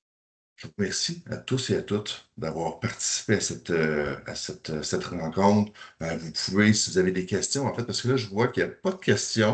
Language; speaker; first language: French; native; French